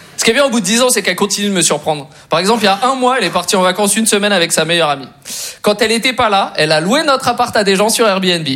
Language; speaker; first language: French; native; French